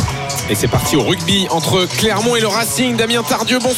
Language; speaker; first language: French; native; French